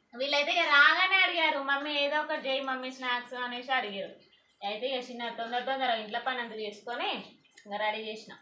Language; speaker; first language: Telugu; native; Telugu